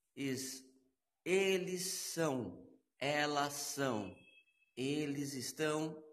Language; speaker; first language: English; non-native, learner; Portuguese